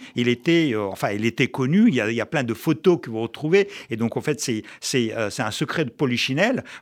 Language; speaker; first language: French; non-native, fluent; Russian